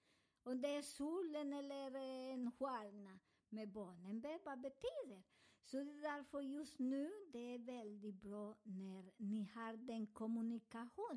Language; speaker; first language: Swedish; non-native, learner; Spanish